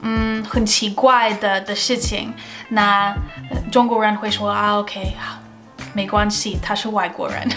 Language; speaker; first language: Chinese; non-native, fluent; English